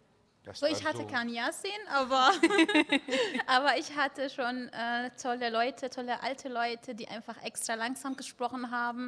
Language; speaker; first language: German; non-native, fluent; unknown